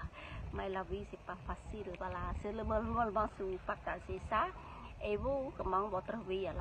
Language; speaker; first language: French; non-native, learner; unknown